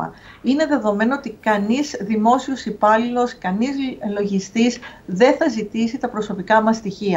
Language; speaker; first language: Greek; native; Greek